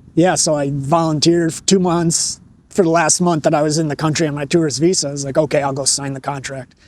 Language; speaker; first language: English; native; English